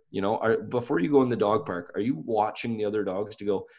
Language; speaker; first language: English; native; English